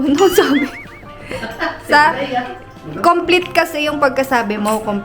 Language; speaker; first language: Filipino; native; Filipino